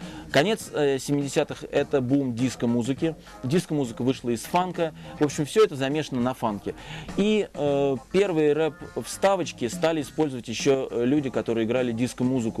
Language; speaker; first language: Russian; native; Russian